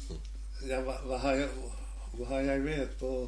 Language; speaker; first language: Norwegian; non-native, learner; German